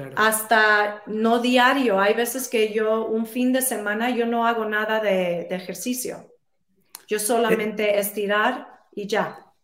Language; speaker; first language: Spanish; early bilingual, heritage; Spanish